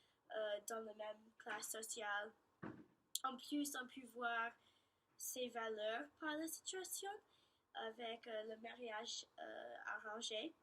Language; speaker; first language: French; non-native, learner; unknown